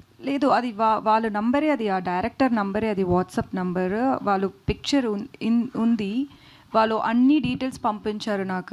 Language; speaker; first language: Telugu; non-native, learner; Tamil